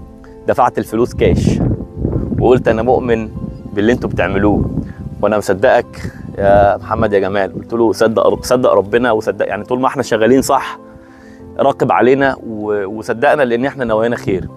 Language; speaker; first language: Arabic; native; Arabic